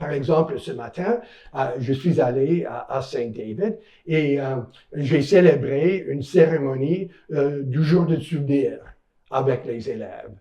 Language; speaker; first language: French; non-native, local second language; English